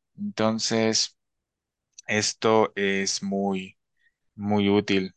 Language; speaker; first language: Spanish; native; Spanish